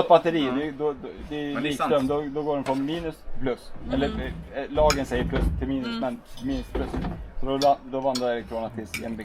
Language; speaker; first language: Swedish; native; Swedish